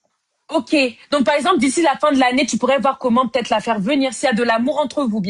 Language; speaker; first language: French; native; French